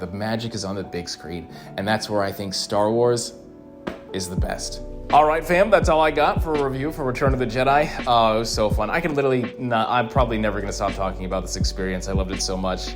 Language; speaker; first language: English; native; English